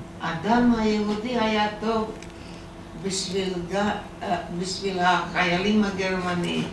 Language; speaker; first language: Hebrew; non-native, fluent; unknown